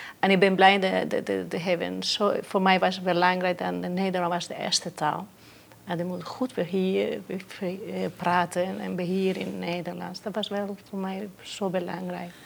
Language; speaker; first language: Dutch; non-native, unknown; Spanish